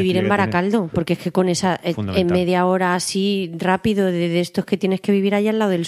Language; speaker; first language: Spanish; native; Spanish